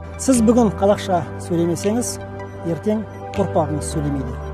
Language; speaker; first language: Kazakh; non-native, local second language; Russian